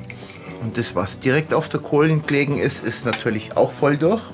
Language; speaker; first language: German; native; German